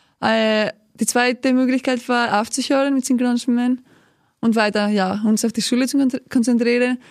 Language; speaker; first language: German; non-native, fluent; Greek